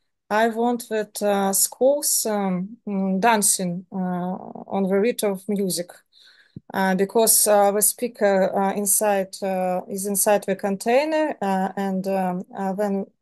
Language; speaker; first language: English; non-native, learner; Serbian